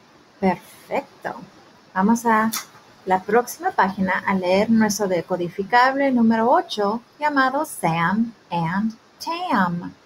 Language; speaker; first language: Spanish; early bilingual, heritage; Spanish